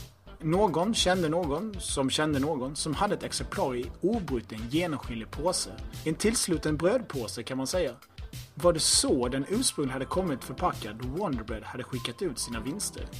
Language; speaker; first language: Swedish; native; Swedish